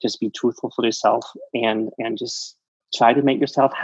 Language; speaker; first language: English; non-native, fluent; Vietnamese